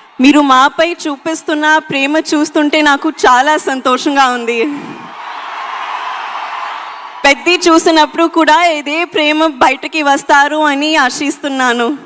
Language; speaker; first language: Telugu; non-native, learner; Hindi